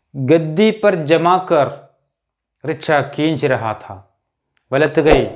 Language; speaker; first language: Hindi; non-native, local second language; Malayalam